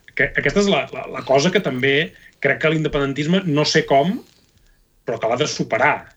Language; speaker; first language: Catalan; native; Catalan